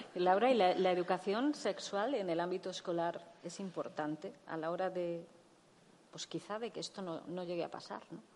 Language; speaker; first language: Spanish; native; Spanish